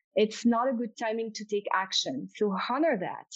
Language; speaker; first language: English; non-native, fluent; French